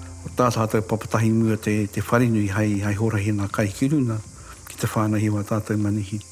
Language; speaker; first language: Māori; native; Māori